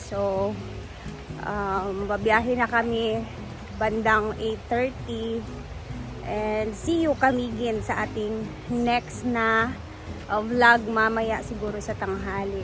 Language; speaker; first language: Filipino; non-native, local second language; Cebuano